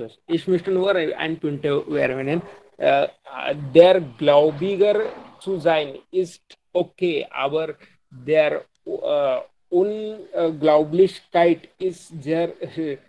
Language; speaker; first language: German; non-native, learner; Hindi